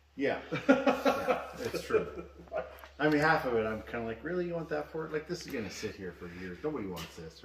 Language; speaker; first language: English; native; English